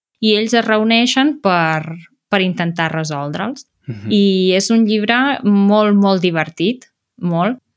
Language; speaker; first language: Catalan; native; Catalan